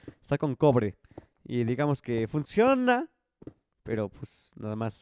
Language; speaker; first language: Spanish; native; Spanish